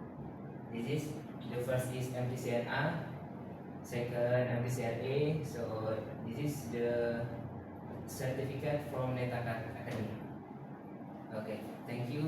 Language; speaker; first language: English; non-native, learner; Indonesian